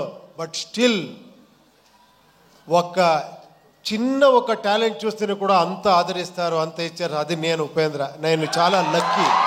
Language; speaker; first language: Telugu; non-native, fluent; Kannada